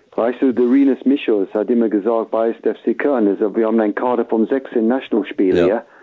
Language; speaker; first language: German; non-native, fluent; English